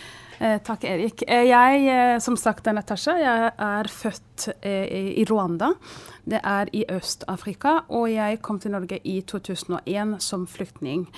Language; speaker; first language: Swedish; non-native, fluent; Kinyarwanda